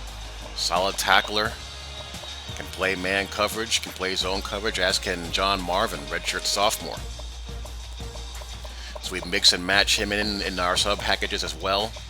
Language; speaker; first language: English; native; English